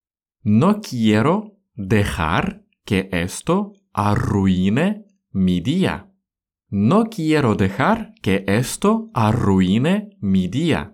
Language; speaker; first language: Spanish; non-native, fluent; Russian